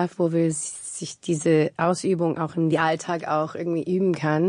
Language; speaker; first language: German; non-native, fluent; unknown